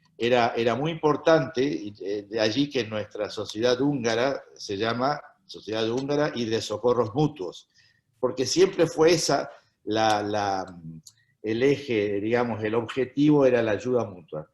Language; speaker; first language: Spanish; native; Spanish